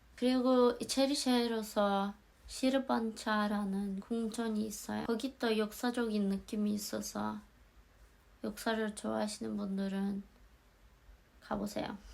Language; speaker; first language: Korean; non-native, fluent; Azerbaijani